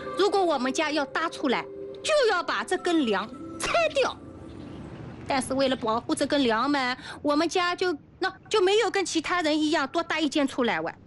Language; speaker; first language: Chinese; native; Chinese